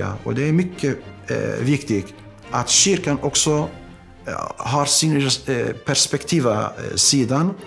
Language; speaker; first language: Swedish; non-native, fluent; Aramaic